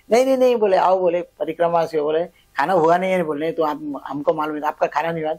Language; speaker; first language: Hindi; non-native, local second language; Marathi